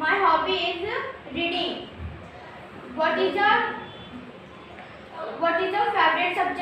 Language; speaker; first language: English; non-native, learner; Hindi